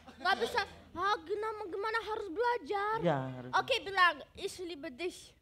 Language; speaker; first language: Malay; non-native, learner; German